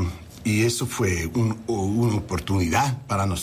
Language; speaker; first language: Spanish; non-native, learner; English